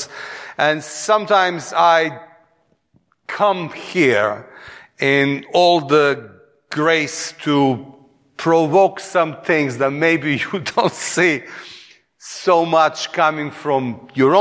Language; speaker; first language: English; non-native, fluent; Serbian